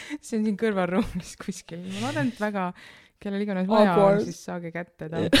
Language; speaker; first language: Estonian; native; Estonian